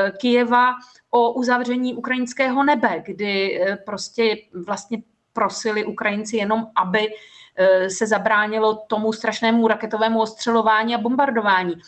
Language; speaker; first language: Czech; native; Czech